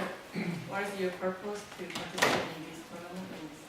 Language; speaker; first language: English; non-native, learner; Korean